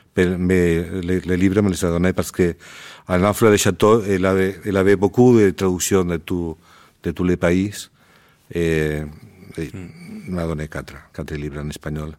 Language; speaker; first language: French; non-native, learner; Spanish